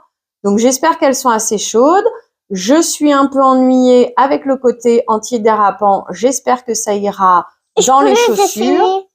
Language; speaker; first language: French; native; French